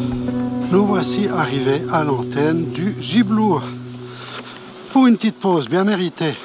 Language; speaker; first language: French; native; French